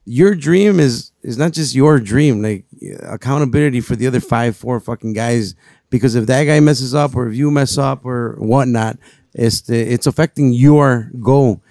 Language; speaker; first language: English; early bilingual, other home language; Spanish